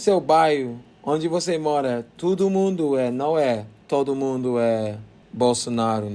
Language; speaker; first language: Portuguese; non-native, learner; English